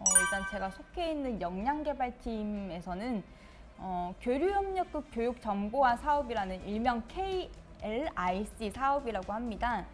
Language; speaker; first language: Korean; native; Korean